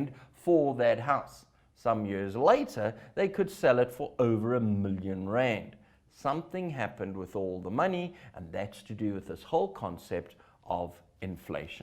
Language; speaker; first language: English; native; English